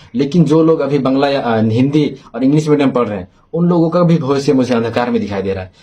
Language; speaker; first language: Hindi; non-native, local second language; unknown